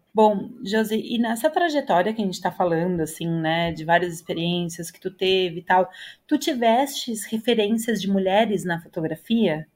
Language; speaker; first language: Portuguese; native; Portuguese